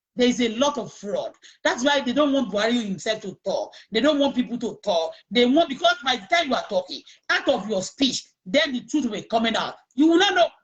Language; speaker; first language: English; non-native, local second language; Yoruba